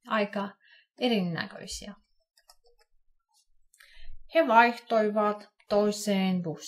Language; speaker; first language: Finnish; non-native, fluent; Russian